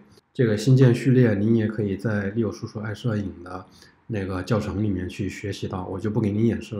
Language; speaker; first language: Chinese; native; Chinese